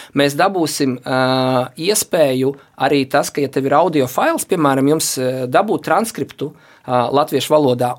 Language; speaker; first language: Latvian; native; Latvian